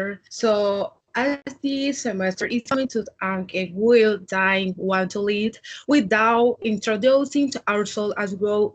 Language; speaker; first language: English; non-native, learner; Spanish